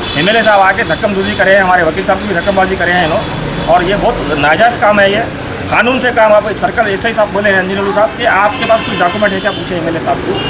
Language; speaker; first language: Urdu; native; Urdu